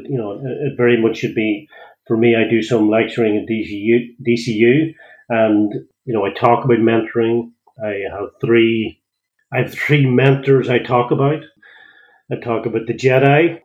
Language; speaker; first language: English; native; English